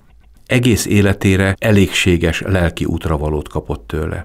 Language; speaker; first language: Hungarian; native; Hungarian